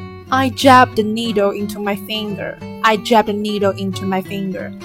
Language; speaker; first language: English; non-native, fluent; Chinese